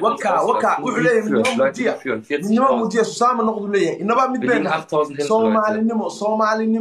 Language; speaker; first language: German; early bilingual, other home language; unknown